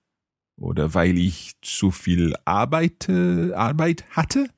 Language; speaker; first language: German; non-native, learner; English